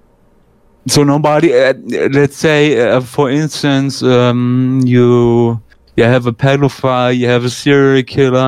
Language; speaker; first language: English; non-native, fluent; German